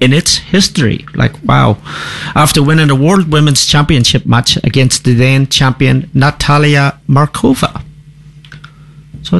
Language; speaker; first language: English; native; English